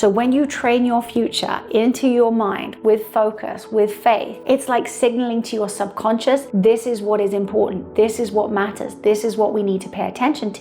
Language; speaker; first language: English; native; English